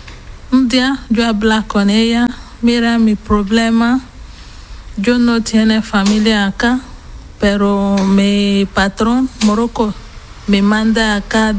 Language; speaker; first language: Spanish; non-native, learner; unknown